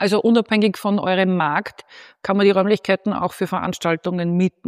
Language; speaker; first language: German; native; German